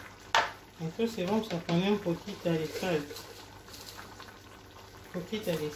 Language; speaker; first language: Spanish; non-native, learner; Lingala